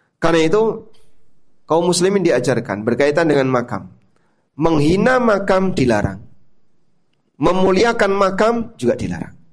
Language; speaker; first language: Indonesian; non-native, local second language; Javanese